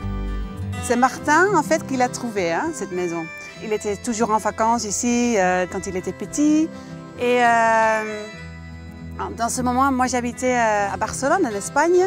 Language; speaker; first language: French; non-native, fluent; Dutch